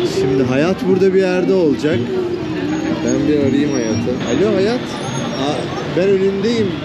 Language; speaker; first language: Turkish; native; Turkish